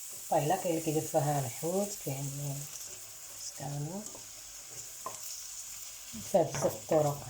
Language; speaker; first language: Arabic; native; Arabic